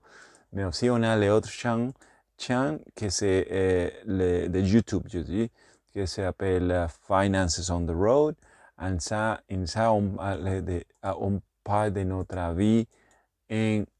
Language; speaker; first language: French; non-native, learner; Spanish